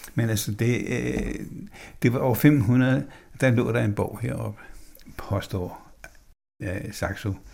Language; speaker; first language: Danish; native; Danish